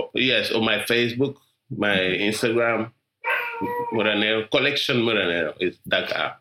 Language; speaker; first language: English; non-native, learner; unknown